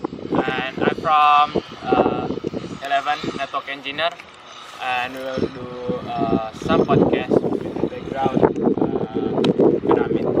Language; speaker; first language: English; non-native, learner; Indonesian